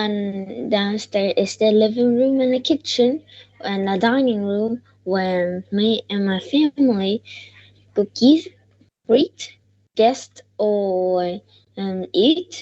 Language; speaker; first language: English; non-native, learner; Vietnamese